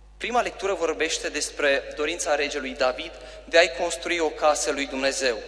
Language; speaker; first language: Romanian; native; Romanian